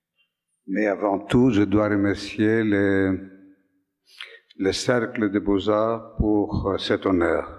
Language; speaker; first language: French; non-native, fluent; Greek